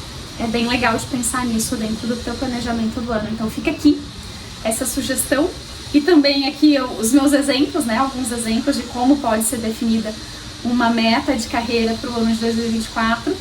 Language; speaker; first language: Portuguese; native; Portuguese